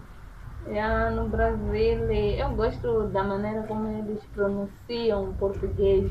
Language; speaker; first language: Portuguese; non-native, local second language; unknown